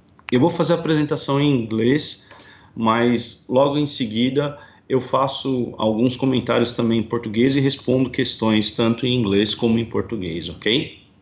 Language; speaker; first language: Portuguese; native; Portuguese